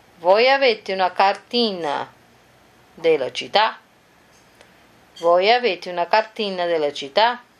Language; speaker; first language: Italian; non-native, fluent; Portuguese